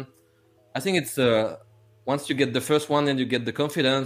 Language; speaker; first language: English; non-native, fluent; French